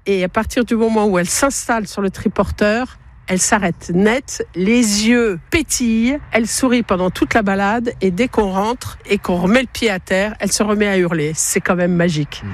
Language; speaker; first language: French; native; French